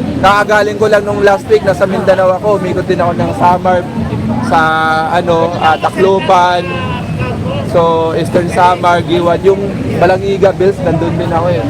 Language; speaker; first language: Filipino; non-native, local second language; Cebuano